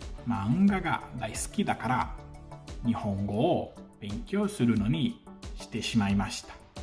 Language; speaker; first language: Japanese; non-native, learner; Portuguese